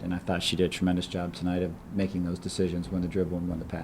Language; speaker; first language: English; native; English